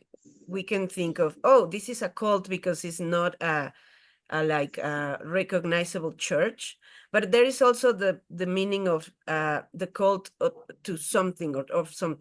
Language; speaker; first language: English; non-native, fluent; Spanish